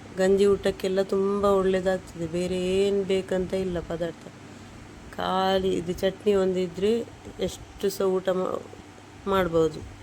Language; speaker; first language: Kannada; non-native, local second language; Tulu